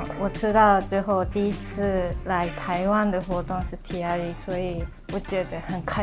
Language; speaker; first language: Chinese; early bilingual, heritage; Japanese